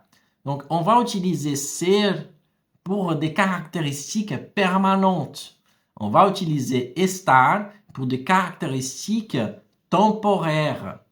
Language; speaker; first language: French; non-native, fluent; Portuguese